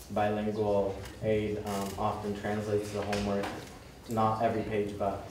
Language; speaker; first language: English; early bilingual, other home language; Spanish